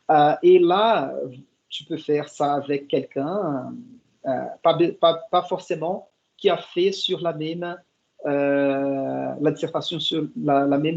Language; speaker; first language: French; non-native, fluent; Portuguese